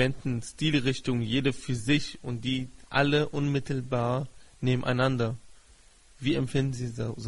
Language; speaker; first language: German; non-native, fluent; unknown